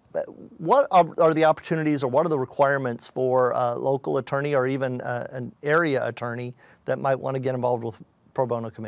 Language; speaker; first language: English; native; English